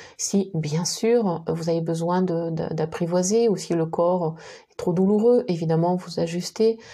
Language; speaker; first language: French; native; French